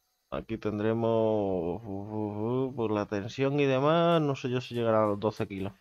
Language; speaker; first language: Spanish; native; Spanish